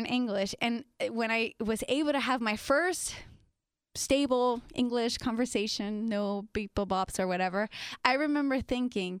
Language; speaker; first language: English; non-native, fluent; Spanish